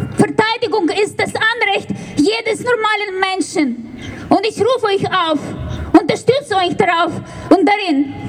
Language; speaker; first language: German; non-native, fluent; Ukrainian